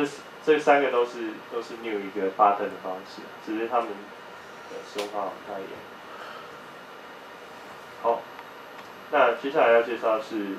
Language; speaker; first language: Chinese; native; Chinese